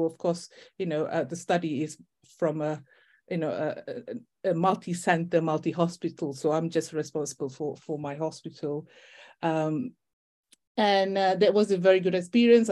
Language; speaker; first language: English; non-native, local second language; Malay